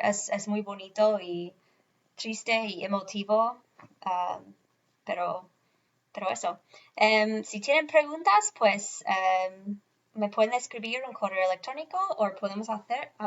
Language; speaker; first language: Spanish; non-native, fluent; English